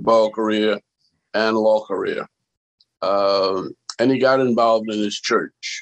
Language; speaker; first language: English; native; English